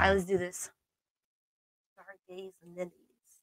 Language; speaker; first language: English; native; English